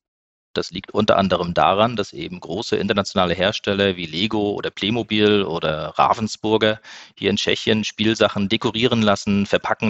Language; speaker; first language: German; native; German